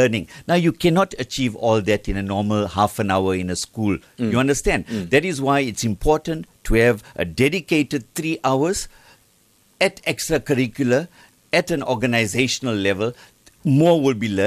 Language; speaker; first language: English; native; English